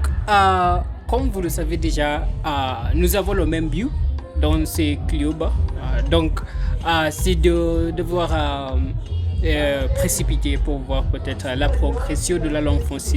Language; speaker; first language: French; non-native, learner; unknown